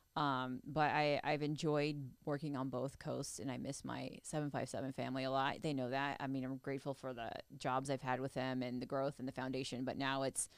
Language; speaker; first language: English; native; English